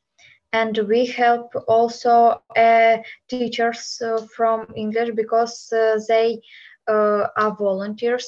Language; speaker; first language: English; non-native, learner; Ukrainian